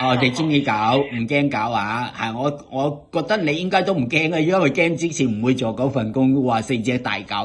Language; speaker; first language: Cantonese; native; Cantonese